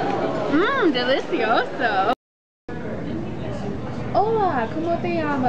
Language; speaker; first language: Spanish; non-native, learner; English